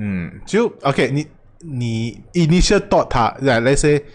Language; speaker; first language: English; non-native, local second language; Chinese